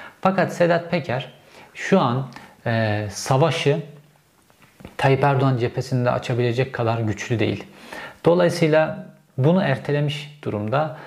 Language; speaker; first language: Turkish; native; Turkish